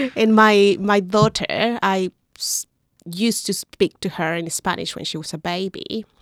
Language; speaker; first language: English; non-native, learner; Spanish